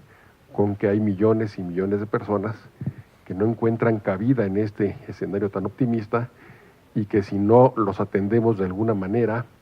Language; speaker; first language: Spanish; native; Spanish